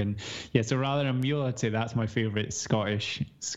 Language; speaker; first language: English; native; English